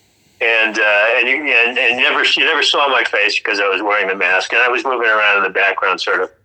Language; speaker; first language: English; native; English